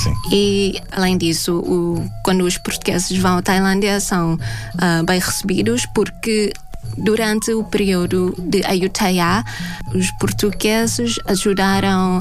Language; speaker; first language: Portuguese; non-native, fluent; Thai